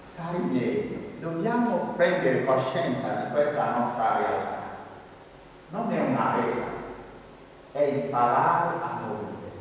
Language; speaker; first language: Italian; non-native, fluent; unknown